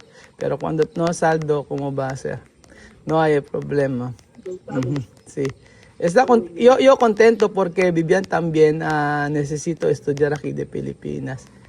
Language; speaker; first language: Spanish; non-native, learner; Filipino